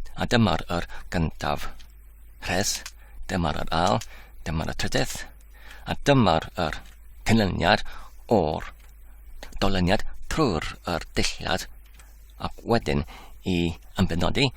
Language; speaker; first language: Welsh; non-native, learner; English